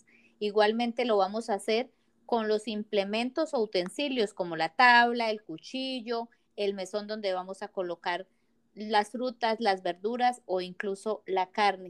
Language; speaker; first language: Spanish; native; Spanish